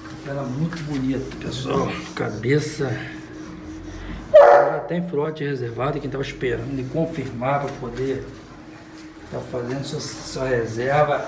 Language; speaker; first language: Portuguese; native; Portuguese